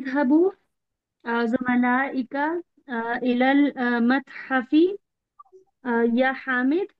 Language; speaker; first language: Arabic; non-native, learner; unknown